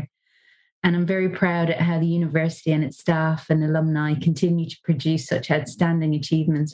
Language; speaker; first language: English; native; English